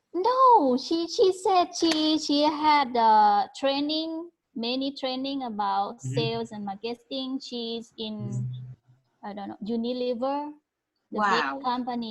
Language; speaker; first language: English; non-native, learner; Thai